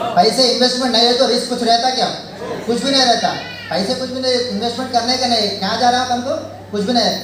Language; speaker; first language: Hindi; non-native, local second language; Telugu